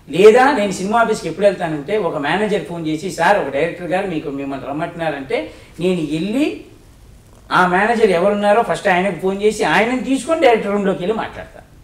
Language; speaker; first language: Telugu; native; Telugu